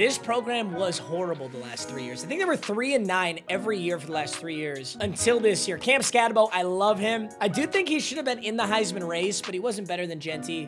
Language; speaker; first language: English; native; English